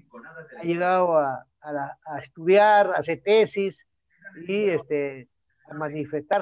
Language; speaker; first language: Spanish; native; Spanish